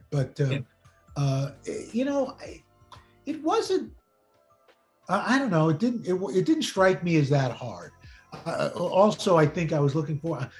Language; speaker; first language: English; native; English